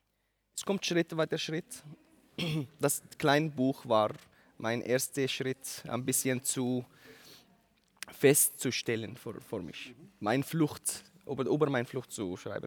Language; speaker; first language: German; non-native, learner; Arabic